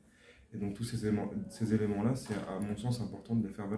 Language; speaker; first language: French; native; French